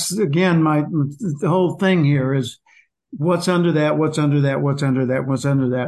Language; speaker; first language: English; native; English